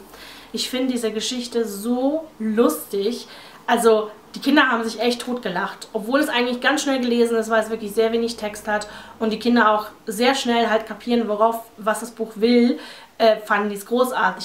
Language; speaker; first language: German; native; German